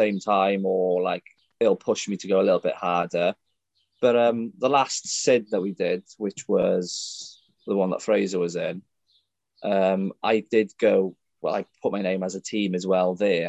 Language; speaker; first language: English; native; English